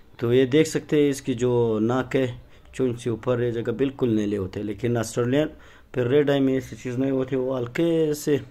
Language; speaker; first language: Urdu; non-native, local second language; Pashto